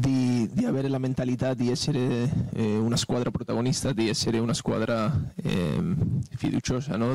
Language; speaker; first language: Italian; non-native, fluent; Portuguese